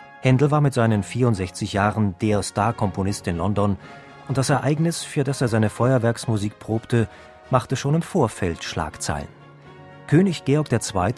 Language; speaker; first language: German; native; German